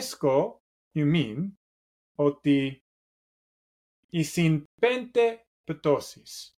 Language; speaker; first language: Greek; non-native, learner; English